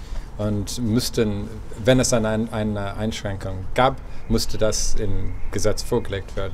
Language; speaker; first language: German; non-native, fluent; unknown